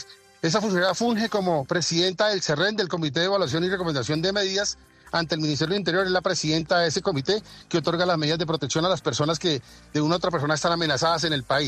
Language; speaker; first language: Spanish; native; Spanish